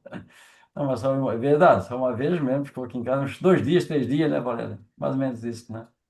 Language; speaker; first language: Portuguese; native; Portuguese